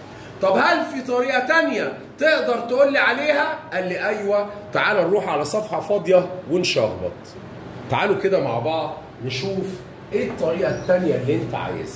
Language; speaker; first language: Arabic; native; Arabic